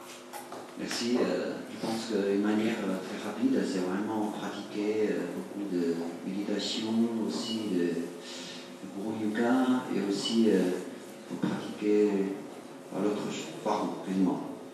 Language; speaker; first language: French; non-native, fluent; Chinese